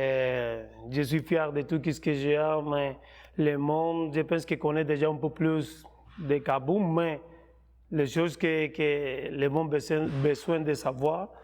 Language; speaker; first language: French; non-native, fluent; Spanish